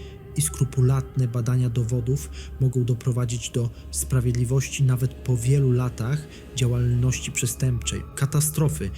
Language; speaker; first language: Polish; native; Polish